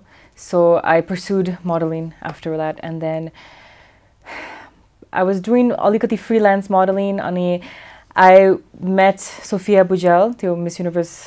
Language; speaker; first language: Nepali; early bilingual, heritage; English